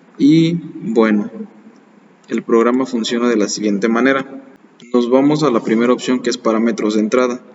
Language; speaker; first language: Spanish; native; Spanish